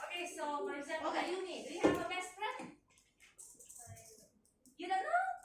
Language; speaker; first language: English; non-native, learner; Indonesian